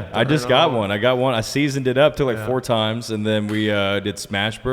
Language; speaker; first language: English; native; English